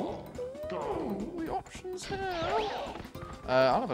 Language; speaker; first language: English; native; English